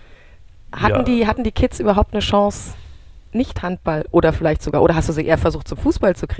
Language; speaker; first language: German; native; German